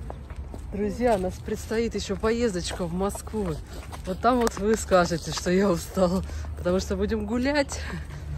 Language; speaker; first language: Russian; native; Russian